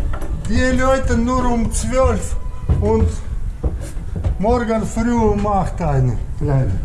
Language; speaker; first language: German; non-native, fluent; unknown